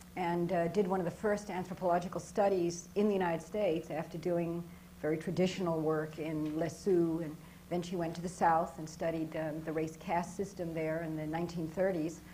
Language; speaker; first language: English; native; English